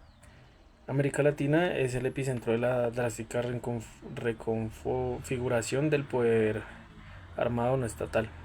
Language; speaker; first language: Spanish; native; Spanish